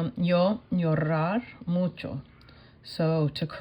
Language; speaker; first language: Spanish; non-native, fluent; English